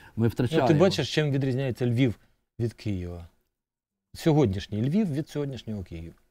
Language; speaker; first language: Ukrainian; native; Ukrainian